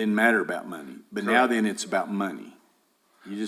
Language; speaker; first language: English; native; English